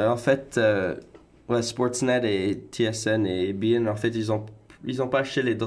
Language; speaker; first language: French; native; French